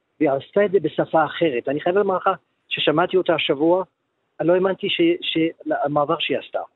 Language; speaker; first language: Hebrew; early bilingual, other home language; Arabic